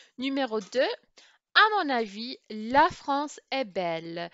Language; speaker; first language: French; non-native, fluent; English